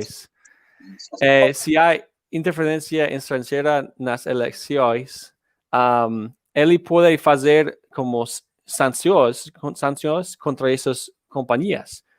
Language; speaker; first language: Portuguese; non-native, learner; English